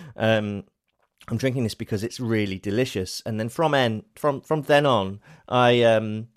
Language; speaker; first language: English; native; English